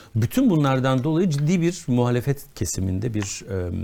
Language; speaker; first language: Turkish; native; Turkish